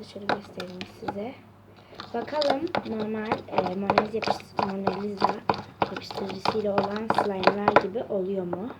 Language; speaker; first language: Turkish; native; Turkish